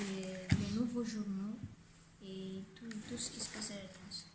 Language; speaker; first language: French; non-native, local second language; Comorian